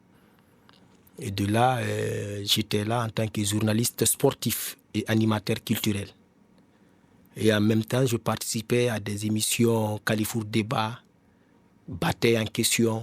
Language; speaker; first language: French; non-native, local second language; Mandingo